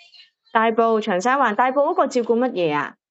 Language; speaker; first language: Cantonese; native; Cantonese